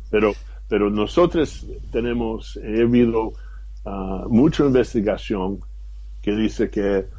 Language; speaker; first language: Spanish; non-native, fluent; English